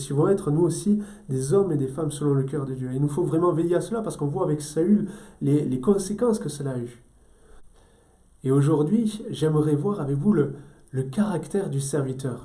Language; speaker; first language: French; native; French